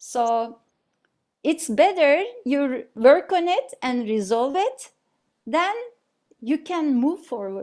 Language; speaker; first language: English; non-native, fluent; Turkish